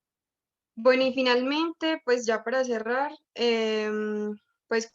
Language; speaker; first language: Spanish; native; Spanish